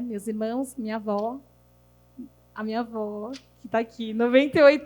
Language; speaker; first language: Portuguese; native; Portuguese